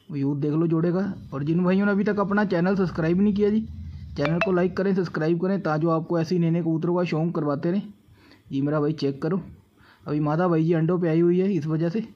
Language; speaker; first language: Hindi; non-native, local second language; Punjabi